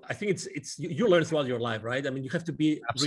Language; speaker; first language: English; non-native, fluent; Spanish